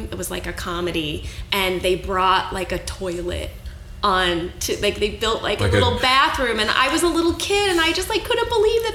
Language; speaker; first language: English; native; English